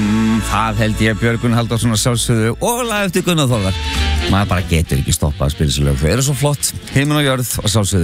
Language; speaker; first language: Icelandic; native; Icelandic